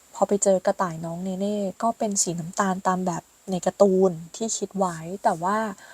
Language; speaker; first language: Thai; native; Thai